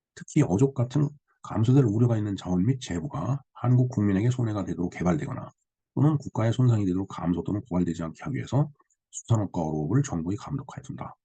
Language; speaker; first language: Korean; native; Korean